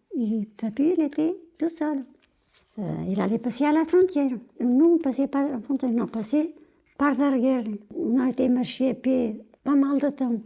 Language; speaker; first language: French; non-native, fluent; Portuguese